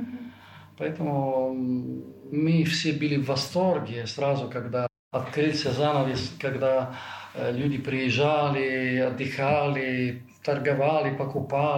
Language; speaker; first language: Russian; non-native, fluent; Italian